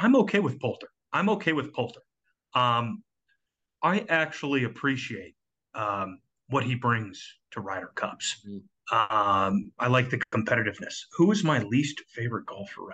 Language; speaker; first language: English; native; English